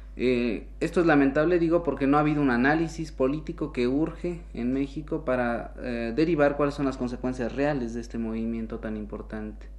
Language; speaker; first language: Spanish; native; Spanish